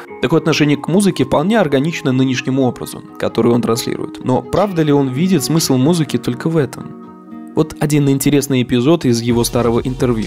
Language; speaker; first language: Russian; native; Russian